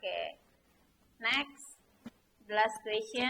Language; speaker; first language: English; non-native, learner; Indonesian